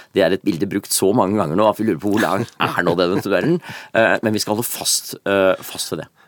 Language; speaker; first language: Norwegian; native; Norwegian